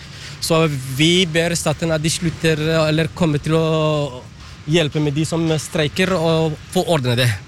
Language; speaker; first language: Norwegian; non-native, fluent; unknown